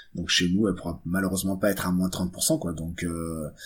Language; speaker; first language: French; native; French